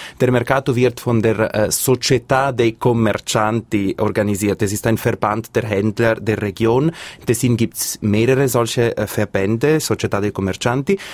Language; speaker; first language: German; non-native, local second language; Italian